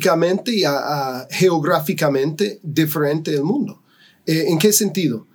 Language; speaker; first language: Spanish; non-native, fluent; English